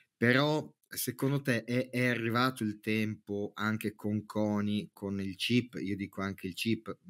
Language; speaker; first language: Italian; native; Italian